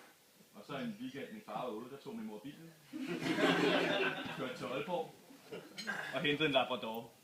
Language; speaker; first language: Danish; native; Danish